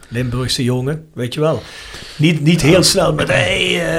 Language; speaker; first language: Dutch; native; Dutch